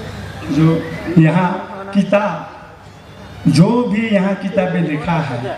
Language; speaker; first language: Hindi; non-native, learner; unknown